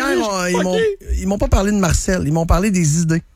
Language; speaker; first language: French; native; French